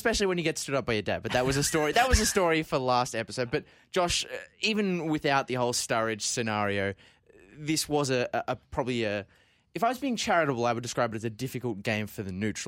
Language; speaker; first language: English; native; English